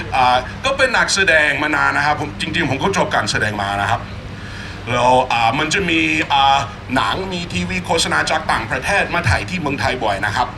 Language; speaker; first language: Thai; non-native, fluent; English